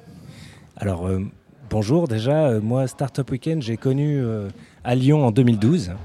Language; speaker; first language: French; native; French